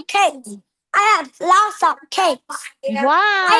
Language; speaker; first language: English; non-native, learner; Vietnamese